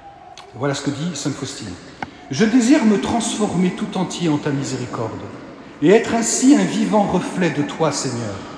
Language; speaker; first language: French; native; French